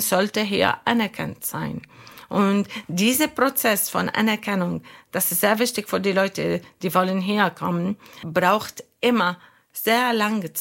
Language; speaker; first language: German; non-native, fluent; Arabic